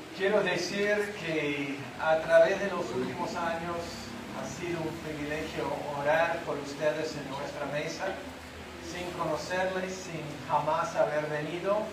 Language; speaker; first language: Spanish; non-native, fluent; English